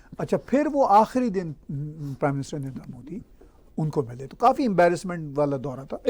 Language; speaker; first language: Urdu; non-native, local second language; Punjabi